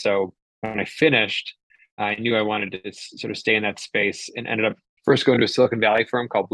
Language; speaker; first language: English; native; English